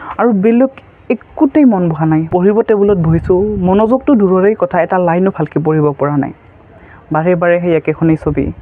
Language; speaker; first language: Assamese; native; Assamese